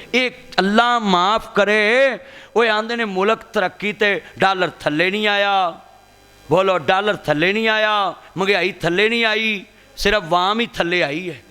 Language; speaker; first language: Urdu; non-native, local second language; Punjabi